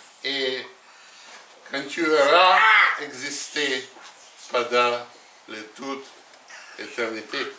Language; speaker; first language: French; non-native, learner; Russian